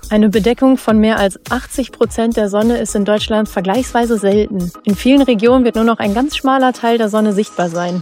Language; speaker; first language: German; native; German